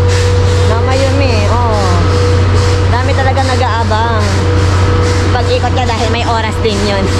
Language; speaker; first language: Filipino; native; Filipino